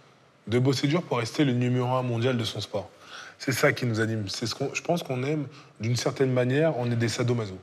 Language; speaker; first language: French; native; French